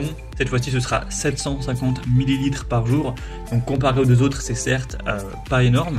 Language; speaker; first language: French; native; French